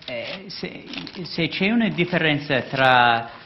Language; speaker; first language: Italian; non-native, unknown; English